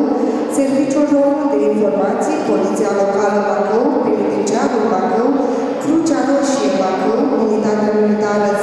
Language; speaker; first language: Romanian; native; Romanian